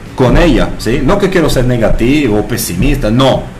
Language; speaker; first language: Spanish; non-native, fluent; French